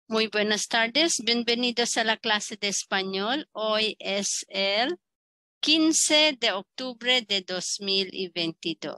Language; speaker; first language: Spanish; non-native, learner; Filipino